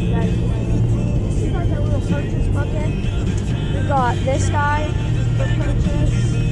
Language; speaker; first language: English; native; English